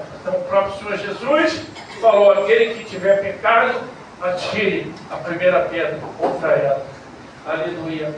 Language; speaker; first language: Portuguese; native; Portuguese